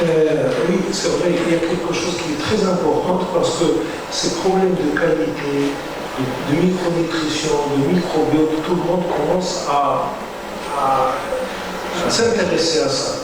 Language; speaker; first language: French; non-native, local second language; Arabic